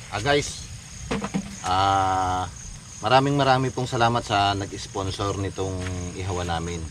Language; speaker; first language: Filipino; non-native, local second language; Waray